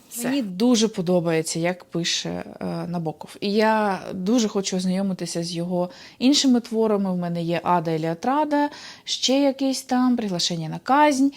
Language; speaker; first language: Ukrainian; native; Ukrainian